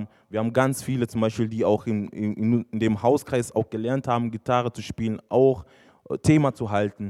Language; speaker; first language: German; non-native, fluent; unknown